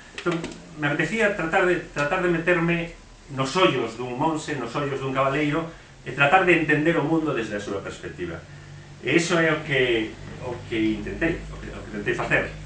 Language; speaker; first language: Galician; non-native, local second language; Spanish